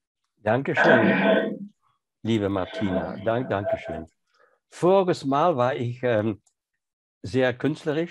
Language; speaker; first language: German; non-native, fluent; French